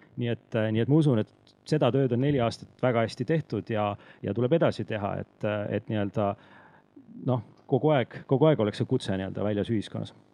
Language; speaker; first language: Estonian; native; Estonian